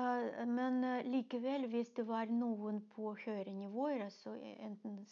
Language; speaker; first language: Norwegian; non-native, fluent; Russian